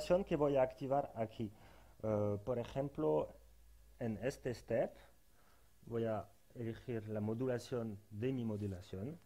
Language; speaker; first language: Spanish; non-native, fluent; French